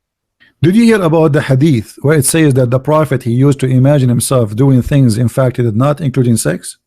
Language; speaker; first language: English; non-native, fluent; Arabic